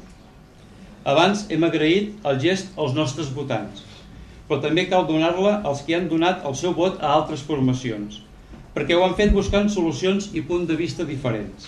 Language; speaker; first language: Catalan; native; Catalan